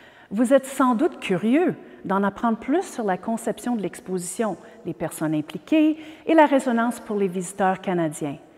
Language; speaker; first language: French; native; French